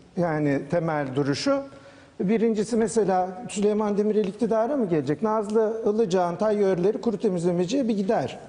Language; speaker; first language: Turkish; native; Turkish